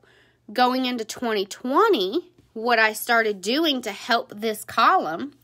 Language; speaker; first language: English; native; English